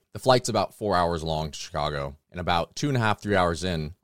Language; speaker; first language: English; native; English